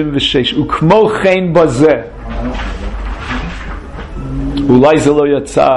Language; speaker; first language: Hebrew; non-native, fluent; English